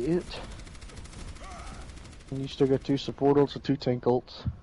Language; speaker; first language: English; native; English